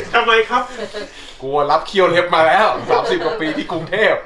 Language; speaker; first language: Thai; native; Thai